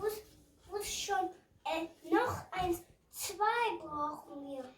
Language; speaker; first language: German; early bilingual, other home language; Mongolian